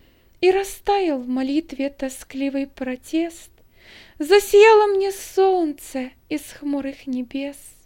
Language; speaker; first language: Russian; native; Russian